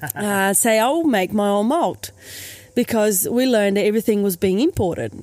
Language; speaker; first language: English; native; English